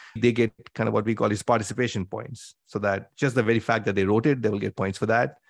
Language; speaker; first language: English; non-native, local second language; Bangla